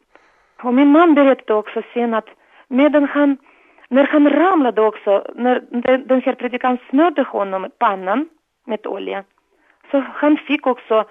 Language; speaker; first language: Swedish; non-native, learner; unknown